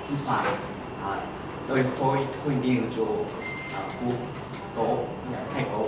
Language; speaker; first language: Vietnamese; non-native, learner; Korean